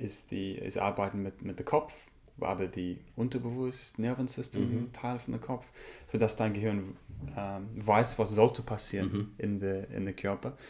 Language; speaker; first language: German; non-native, learner; English